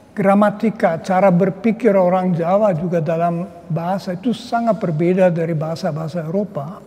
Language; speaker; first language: Indonesian; non-native, fluent; German